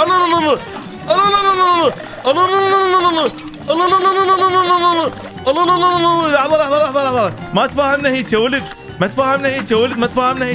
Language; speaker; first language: Arabic; native; Arabic